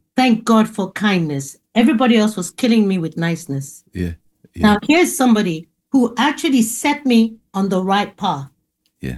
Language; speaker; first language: English; non-native, local second language; Igbo